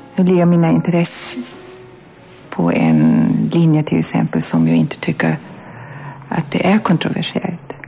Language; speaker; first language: Swedish; non-native, fluent; German